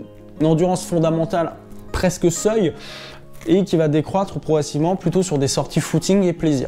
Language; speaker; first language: French; native; French